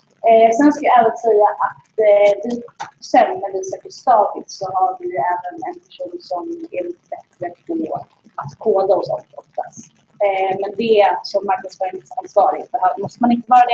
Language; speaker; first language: Swedish; native; Swedish